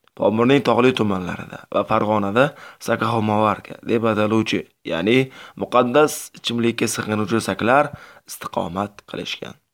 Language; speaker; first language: Uzbek; native; Uzbek